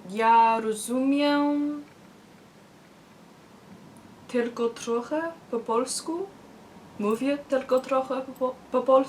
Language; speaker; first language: Polish; non-native, learner; English